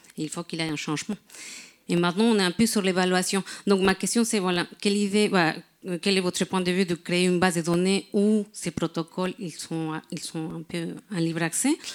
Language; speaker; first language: French; non-native, fluent; Spanish